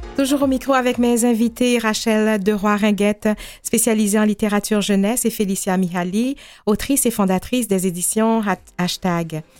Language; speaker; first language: French; native; French